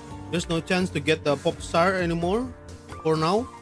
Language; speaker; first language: English; non-native, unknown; Indonesian